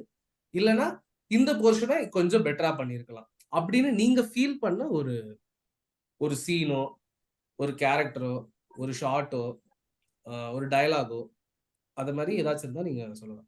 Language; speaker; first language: Tamil; native; Tamil